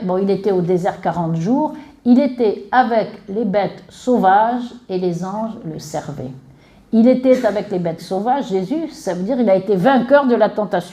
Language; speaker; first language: French; native; French